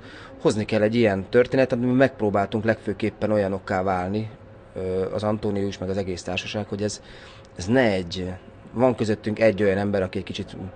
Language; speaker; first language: Hungarian; native; Hungarian